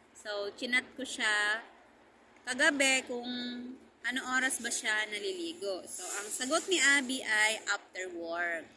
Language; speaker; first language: Filipino; native; Filipino